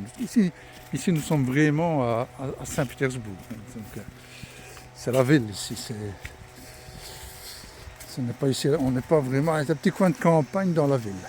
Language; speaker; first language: French; native; French